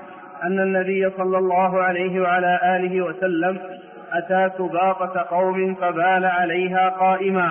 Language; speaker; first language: Arabic; native; Arabic